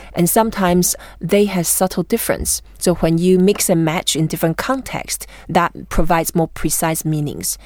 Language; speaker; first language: English; non-native, fluent; Chinese